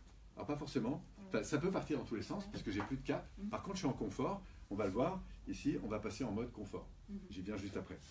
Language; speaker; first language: French; native; French